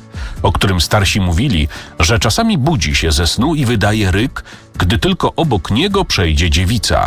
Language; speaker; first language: Polish; native; Polish